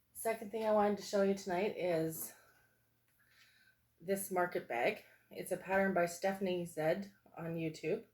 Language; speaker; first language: English; native; English